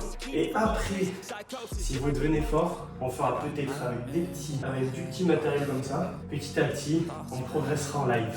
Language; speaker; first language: French; native; French